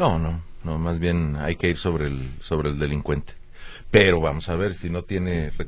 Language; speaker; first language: Spanish; native; Spanish